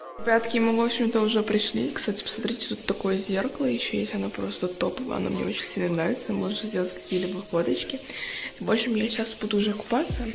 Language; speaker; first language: Russian; non-native, local second language; Azerbaijani